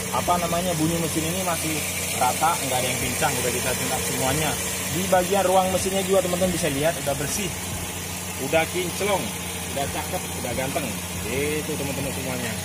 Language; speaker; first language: Indonesian; native; Indonesian